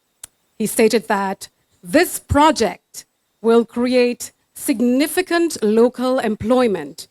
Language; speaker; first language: English; native; English